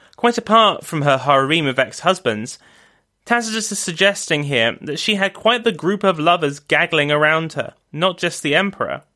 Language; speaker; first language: English; native; English